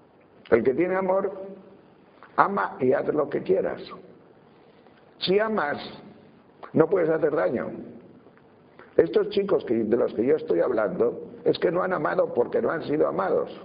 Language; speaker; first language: Spanish; native; Spanish